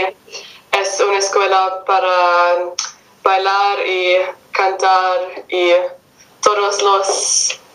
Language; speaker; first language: Spanish; non-native, learner; English